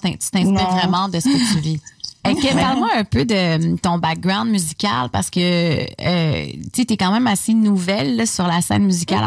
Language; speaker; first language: French; native; French